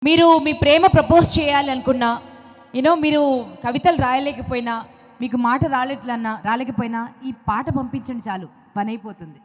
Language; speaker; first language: Telugu; native; Telugu